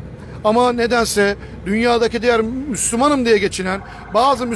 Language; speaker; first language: Turkish; native; Turkish